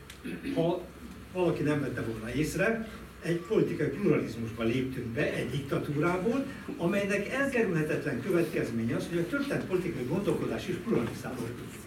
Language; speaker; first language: Hungarian; native; Hungarian